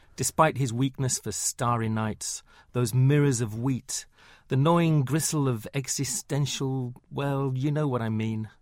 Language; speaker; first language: English; native; English